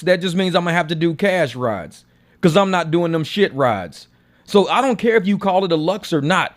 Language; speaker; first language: English; native; English